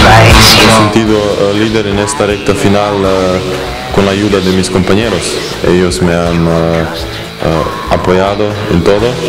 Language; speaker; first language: Spanish; non-native, fluent; Serbian